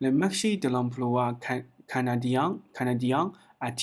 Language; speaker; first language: French; non-native, learner; Chinese